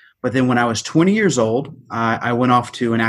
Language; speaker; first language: English; native; English